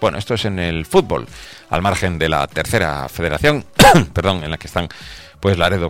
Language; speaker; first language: Spanish; native; Spanish